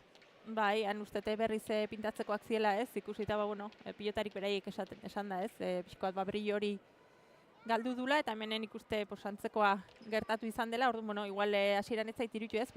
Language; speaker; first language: Basque; native; Basque